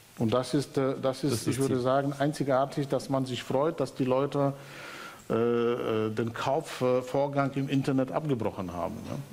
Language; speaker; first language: German; non-native, fluent; Polish